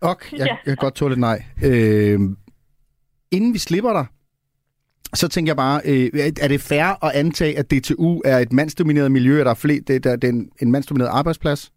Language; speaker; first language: Danish; native; Danish